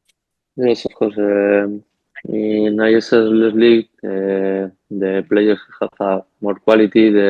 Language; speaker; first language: English; non-native, learner; Spanish